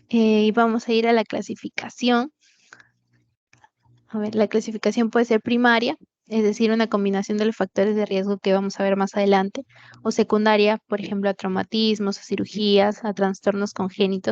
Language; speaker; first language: Spanish; native; Spanish